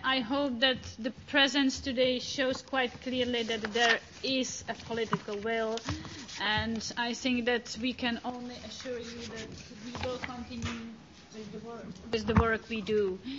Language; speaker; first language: English; non-native, fluent; Czech